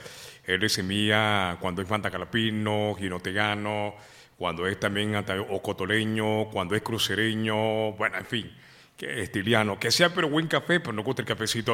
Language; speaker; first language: Spanish; native; Spanish